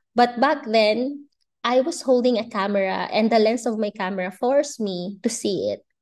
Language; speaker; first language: English; non-native, local second language; Bikol